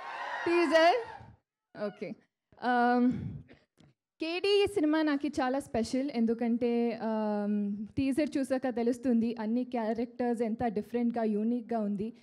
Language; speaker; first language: Telugu; non-native, learner; Kannada